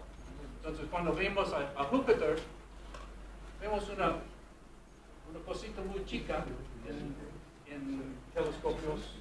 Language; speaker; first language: Spanish; non-native, fluent; English